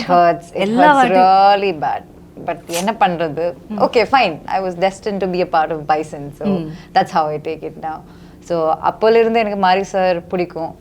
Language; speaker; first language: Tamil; non-native, fluent; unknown